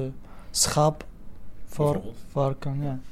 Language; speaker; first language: Dutch; non-native, learner; Arabic